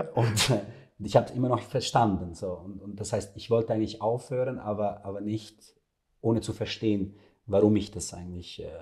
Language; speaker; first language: German; non-native, fluent; Serbian